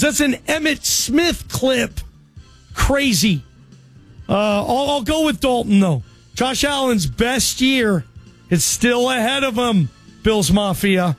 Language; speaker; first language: English; native; English